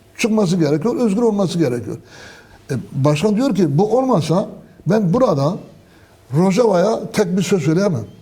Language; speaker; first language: Turkish; non-native, local second language; Kurdish